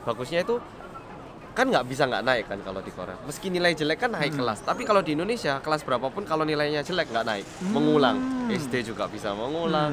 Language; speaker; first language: Indonesian; early bilingual, other home language; Korean